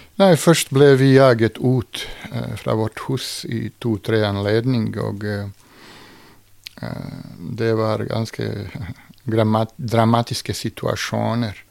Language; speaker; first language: Norwegian; non-native, fluent; Bosnian